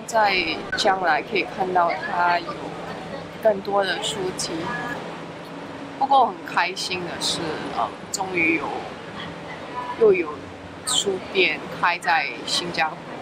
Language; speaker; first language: Chinese; early bilingual, heritage; Chinese